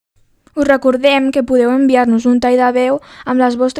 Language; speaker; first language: Catalan; native; Catalan